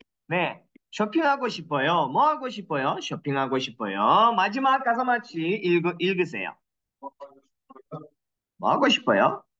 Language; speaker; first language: Korean; non-native, fluent; Kyrgyz